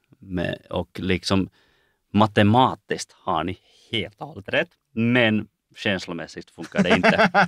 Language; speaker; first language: Swedish; non-native, local second language; Finnish